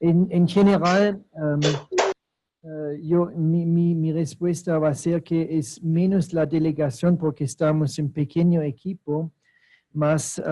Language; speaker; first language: Spanish; non-native, fluent; German